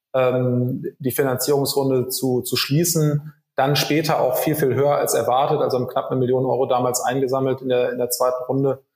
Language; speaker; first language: German; native; German